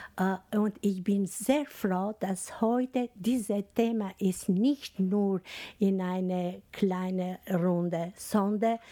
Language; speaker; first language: German; non-native, fluent; Albanian